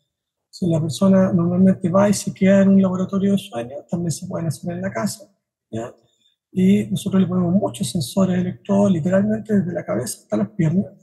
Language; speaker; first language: Spanish; native; Spanish